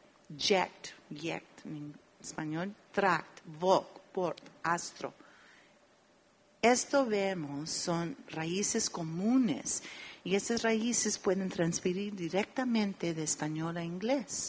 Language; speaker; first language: Spanish; early bilingual, heritage; Spanish